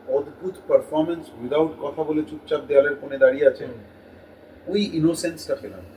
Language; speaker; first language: Bangla; early bilingual, heritage; Bangla